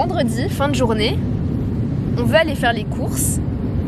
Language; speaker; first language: French; native; French